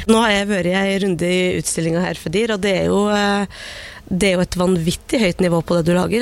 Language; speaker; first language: Norwegian; native; Norwegian